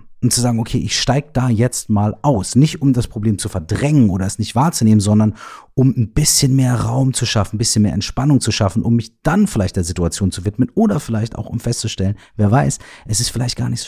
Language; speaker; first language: German; native; German